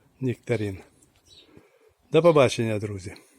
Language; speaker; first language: Ukrainian; native; Ukrainian